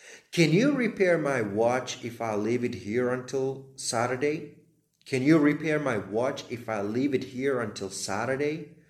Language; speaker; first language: English; non-native, fluent; Slovak